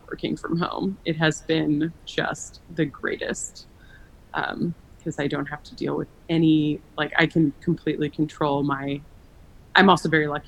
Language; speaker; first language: English; native; English